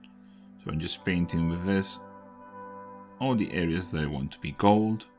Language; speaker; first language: English; non-native, fluent; Spanish